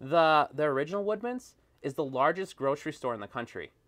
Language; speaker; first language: English; native; English